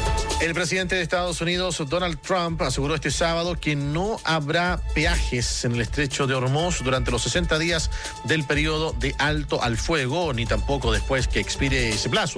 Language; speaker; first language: Spanish; native; Spanish